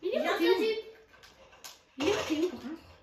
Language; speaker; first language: French; native; French